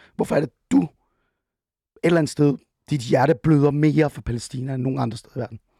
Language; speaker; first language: Danish; early bilingual, other home language; Persian